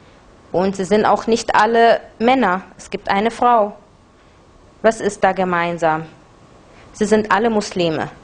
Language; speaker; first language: German; non-native, fluent; Arabic